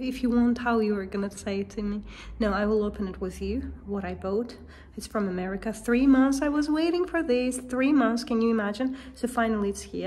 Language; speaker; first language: English; non-native, fluent; Azerbaijani